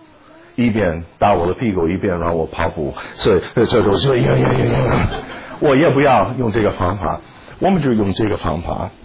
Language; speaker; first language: Chinese; non-native, fluent; English